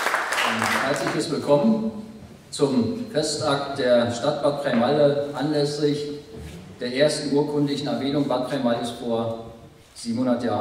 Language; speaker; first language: German; native; German